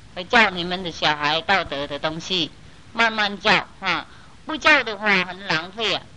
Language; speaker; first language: Chinese; non-native, fluent; Vietnamese